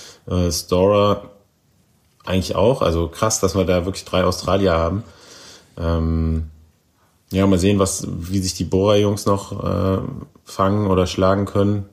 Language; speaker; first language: German; native; German